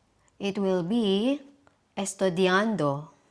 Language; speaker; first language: Spanish; non-native, learner; Filipino